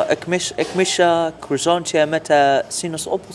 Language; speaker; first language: Dutch; non-native, learner; English